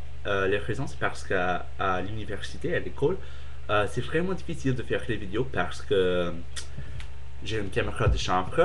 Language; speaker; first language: French; non-native, fluent; English